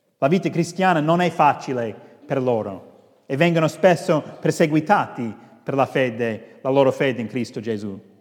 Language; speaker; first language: Italian; non-native, fluent; English